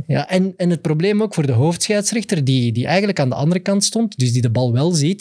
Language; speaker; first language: Dutch; native; Dutch